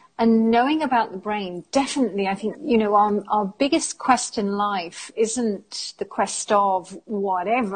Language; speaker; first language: English; native; English